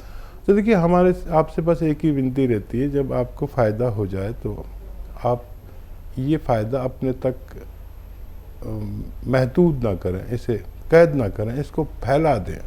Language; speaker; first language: Hindi; native; Hindi